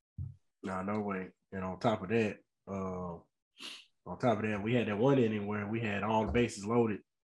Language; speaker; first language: English; native; English